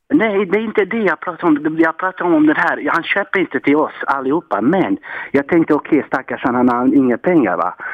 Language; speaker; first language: Swedish; non-native, fluent; Croatian